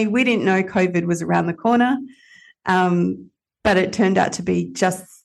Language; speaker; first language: English; native; English